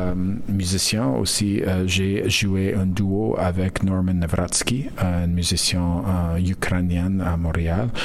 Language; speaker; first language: French; non-native, learner; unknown